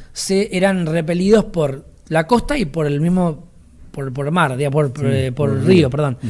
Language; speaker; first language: Spanish; native; Spanish